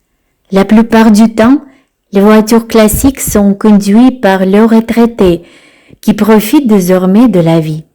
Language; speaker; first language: French; non-native, fluent; Russian